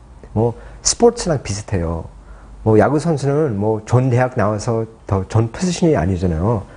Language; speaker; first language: Korean; early bilingual, heritage; Korean